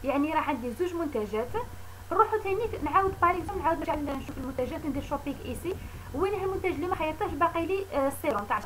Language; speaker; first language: Arabic; native; Arabic